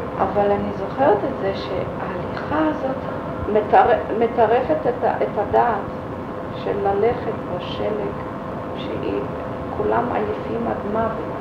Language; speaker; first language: Hebrew; early bilingual, other home language; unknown